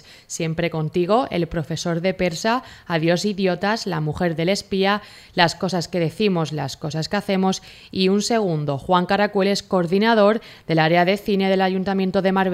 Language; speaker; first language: Spanish; native; Spanish